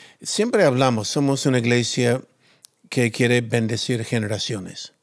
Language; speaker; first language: Spanish; non-native, fluent; English